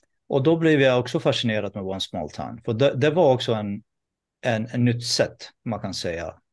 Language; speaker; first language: Swedish; non-native, fluent; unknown